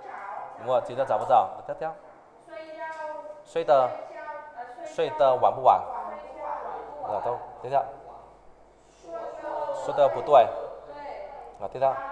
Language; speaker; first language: Chinese; non-native, fluent; Vietnamese